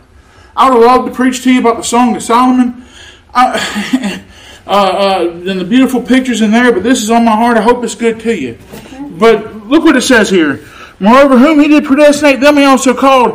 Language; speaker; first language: English; native; English